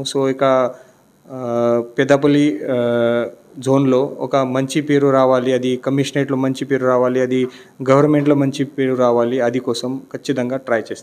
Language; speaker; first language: Telugu; non-native, learner; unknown